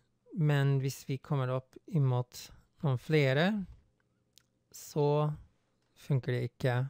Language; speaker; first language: Norwegian; non-native, fluent; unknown